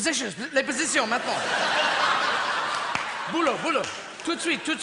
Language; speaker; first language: French; non-native, fluent; English